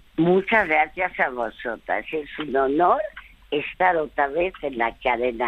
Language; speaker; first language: Spanish; early bilingual, other home language; French